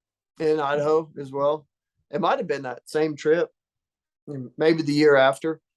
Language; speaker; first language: English; native; English